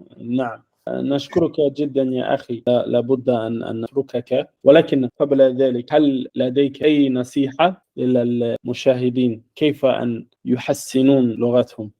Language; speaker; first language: Arabic; non-native, fluent; English